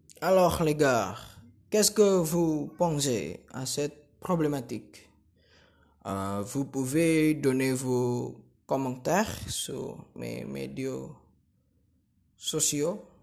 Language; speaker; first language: French; non-native, learner; Indonesian